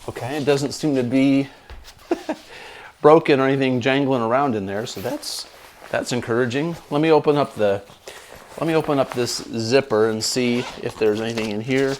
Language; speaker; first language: English; native; English